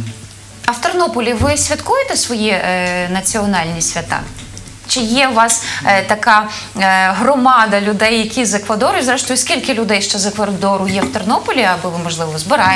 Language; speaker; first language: Ukrainian; native; Ukrainian